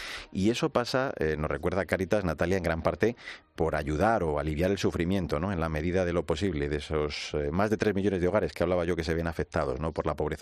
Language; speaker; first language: Spanish; native; Spanish